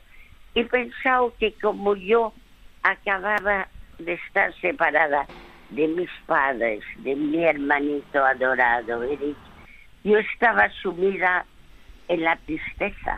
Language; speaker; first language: Spanish; early bilingual, other home language; French